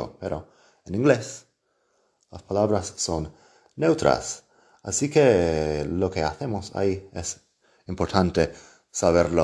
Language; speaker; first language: Spanish; non-native, fluent; English